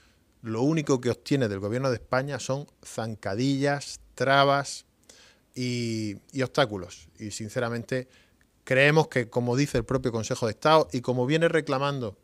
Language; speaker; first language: Spanish; native; Spanish